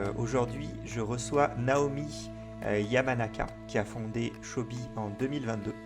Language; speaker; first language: French; native; French